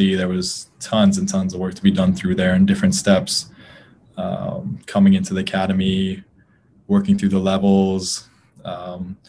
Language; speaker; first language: English; native; English